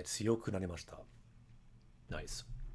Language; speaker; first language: Japanese; non-native, fluent; English